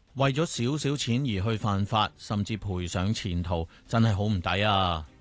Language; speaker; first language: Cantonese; native; Cantonese